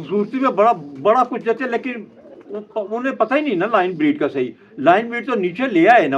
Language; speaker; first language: Hindi; non-native, local second language; Punjabi